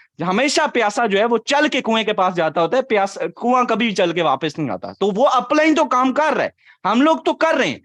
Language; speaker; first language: Urdu; non-native, local second language; Punjabi